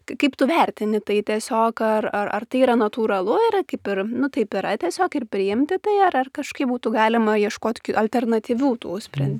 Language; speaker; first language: Lithuanian; native; Lithuanian